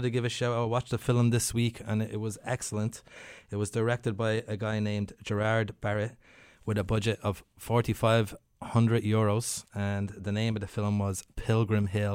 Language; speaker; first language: English; native; English